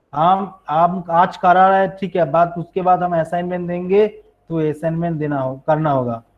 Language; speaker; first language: Hindi; non-native, local second language; Bangla